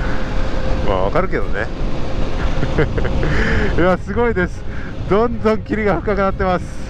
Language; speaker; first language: Japanese; native; Japanese